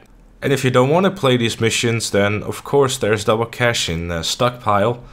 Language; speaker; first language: English; native; English